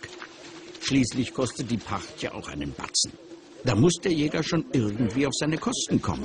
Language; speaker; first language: German; native; German